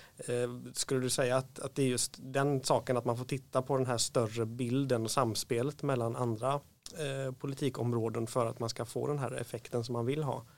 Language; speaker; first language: Swedish; native; Swedish